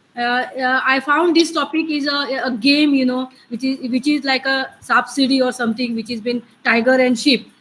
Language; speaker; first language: English; non-native, local second language; Marathi